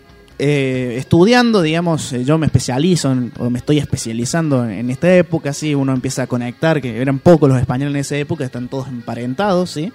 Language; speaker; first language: Spanish; native; Spanish